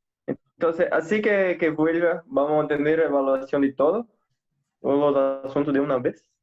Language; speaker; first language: Spanish; non-native, fluent; Portuguese